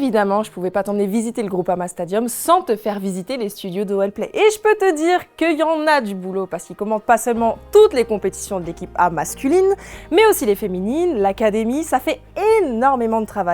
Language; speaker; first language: French; native; French